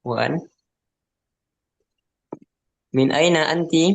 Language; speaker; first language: Arabic; non-native, learner; Indonesian